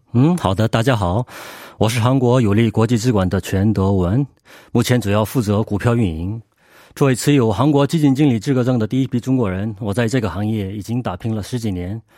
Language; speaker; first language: Chinese; native; Chinese